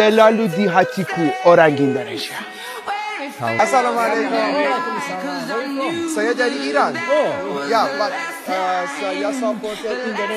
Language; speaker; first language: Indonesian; non-native, learner; Persian